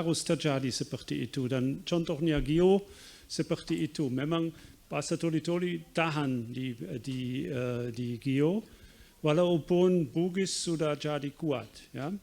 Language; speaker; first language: Indonesian; non-native, fluent; German